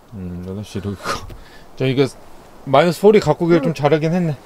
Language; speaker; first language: Korean; native; Korean